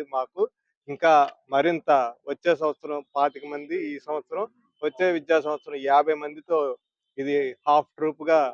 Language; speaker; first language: Telugu; native; Telugu